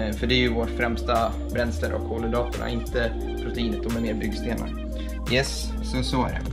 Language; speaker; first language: Swedish; early bilingual, other home language; Estonian